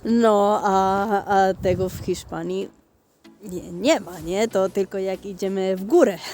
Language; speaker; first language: Polish; non-native, fluent; Spanish